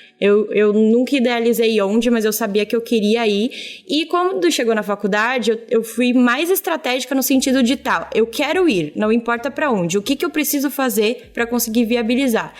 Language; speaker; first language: Portuguese; native; Portuguese